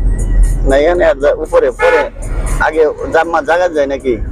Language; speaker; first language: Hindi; non-native, learner; Bangla